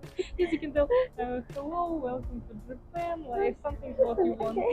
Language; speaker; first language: English; non-native, fluent; Russian